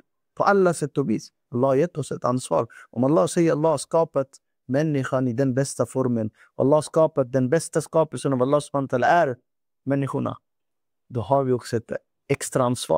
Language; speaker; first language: Swedish; non-native, fluent; Urdu